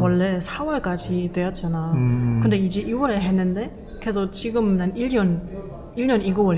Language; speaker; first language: Korean; non-native, fluent; German